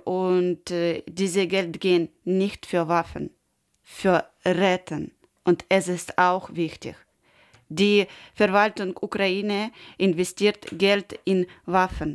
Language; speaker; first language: German; non-native, learner; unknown